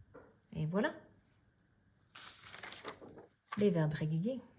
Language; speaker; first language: French; non-native, fluent; English